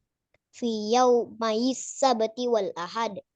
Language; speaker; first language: Arabic; non-native, learner; Indonesian